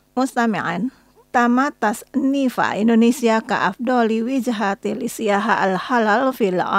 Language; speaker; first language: Arabic; non-native, fluent; Indonesian